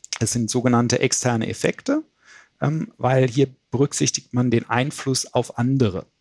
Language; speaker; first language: German; native; German